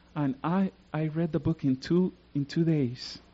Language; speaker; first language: English; non-native, fluent; Spanish